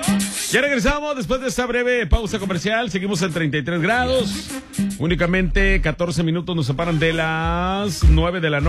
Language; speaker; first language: Spanish; native; Spanish